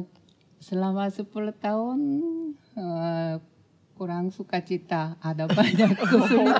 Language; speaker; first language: Indonesian; non-native, fluent; Korean